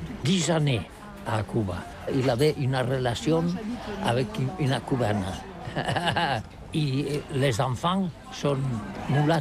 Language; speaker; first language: French; non-native, learner; Catalan